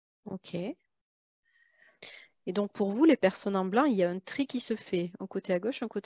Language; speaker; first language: French; native; French